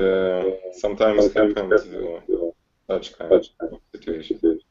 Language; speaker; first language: English; non-native, learner; Russian